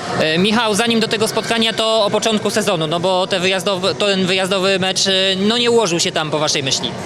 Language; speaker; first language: Polish; native; Polish